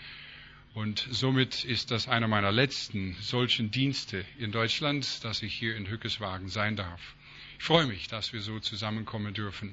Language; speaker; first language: German; non-native, fluent; English